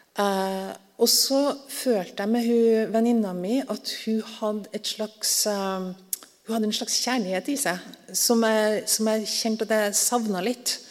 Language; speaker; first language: Norwegian; native; Norwegian